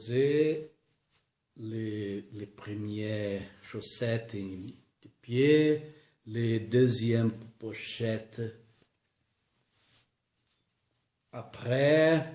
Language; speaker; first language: French; non-native, learner; Portuguese